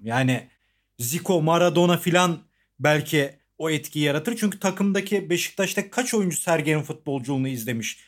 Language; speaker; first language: Turkish; native; Turkish